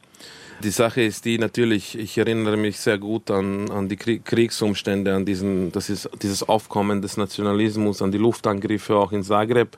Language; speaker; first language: German; early bilingual, other home language; Croatian